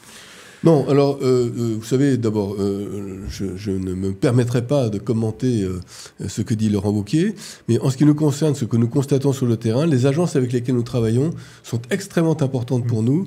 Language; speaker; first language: French; native; French